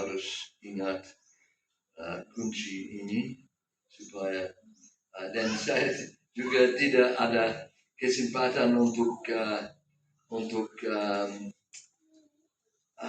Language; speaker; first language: Indonesian; non-native, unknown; English